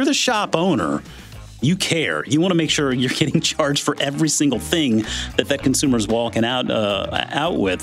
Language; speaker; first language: English; native; English